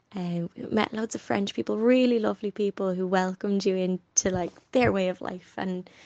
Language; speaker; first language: English; native; English